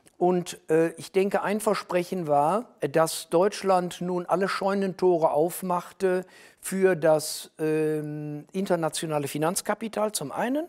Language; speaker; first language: German; native; German